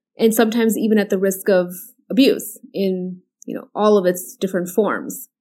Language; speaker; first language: English; early bilingual, other home language; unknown